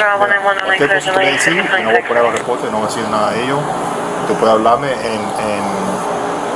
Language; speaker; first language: Spanish; early bilingual, heritage; Spanish